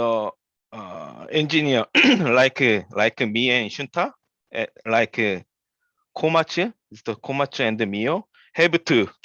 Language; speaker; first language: English; non-native, learner; Korean